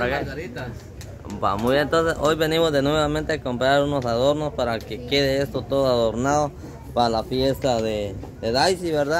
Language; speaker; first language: Spanish; native; Spanish